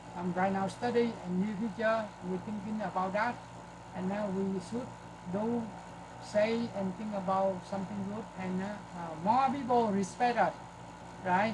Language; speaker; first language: English; non-native, learner; Vietnamese